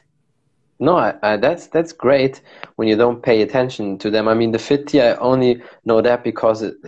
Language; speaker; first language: English; non-native, fluent; Arabic